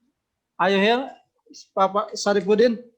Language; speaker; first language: English; non-native, local second language; Indonesian